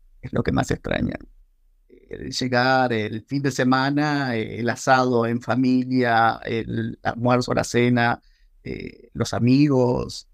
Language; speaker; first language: Spanish; native; Spanish